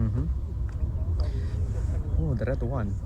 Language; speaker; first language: English; non-native, learner; Indonesian